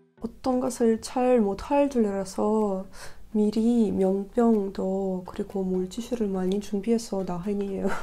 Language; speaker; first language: Korean; non-native, learner; Russian